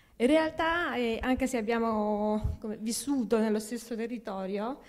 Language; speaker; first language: Italian; native; Italian